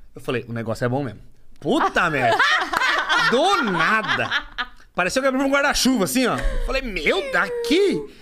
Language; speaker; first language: Portuguese; native; Portuguese